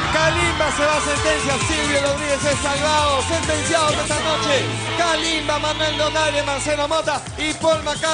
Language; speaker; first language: Spanish; native; Spanish